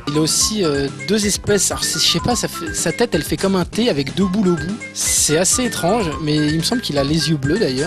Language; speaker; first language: French; native; French